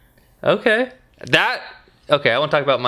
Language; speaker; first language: English; native; English